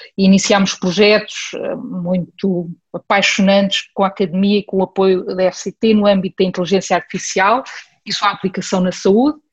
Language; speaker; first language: Portuguese; early bilingual, heritage; Portuguese